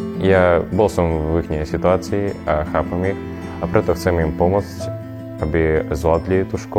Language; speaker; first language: Slovak; non-native, fluent; Ukrainian